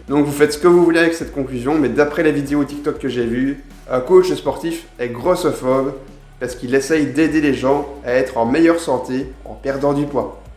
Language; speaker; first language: French; native; French